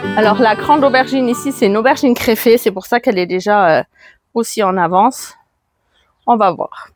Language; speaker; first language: French; non-native, fluent; German